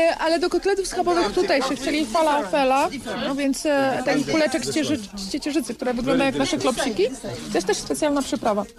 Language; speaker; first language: Polish; native; Polish